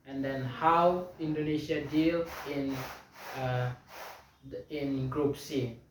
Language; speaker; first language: English; non-native, learner; Indonesian